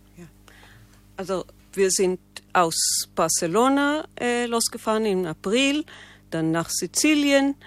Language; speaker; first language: German; non-native, learner; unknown